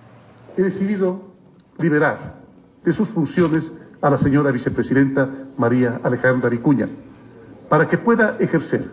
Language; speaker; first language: Spanish; native; Spanish